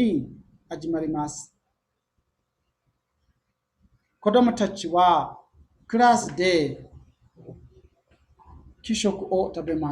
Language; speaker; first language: Japanese; non-native, learner; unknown